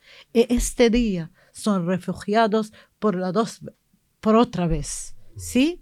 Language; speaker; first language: Spanish; non-native, learner; Arabic